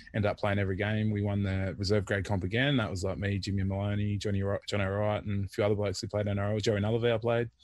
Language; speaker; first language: English; native; English